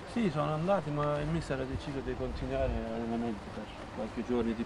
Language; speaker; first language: Italian; non-native, fluent; Turkish